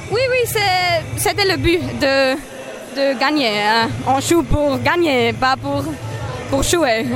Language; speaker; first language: French; non-native, local second language; German